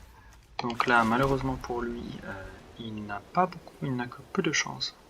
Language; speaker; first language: French; native; French